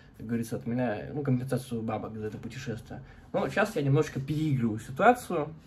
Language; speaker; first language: Russian; native; Russian